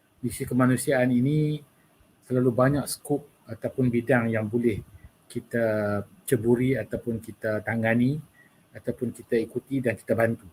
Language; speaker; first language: Malay; native; Malay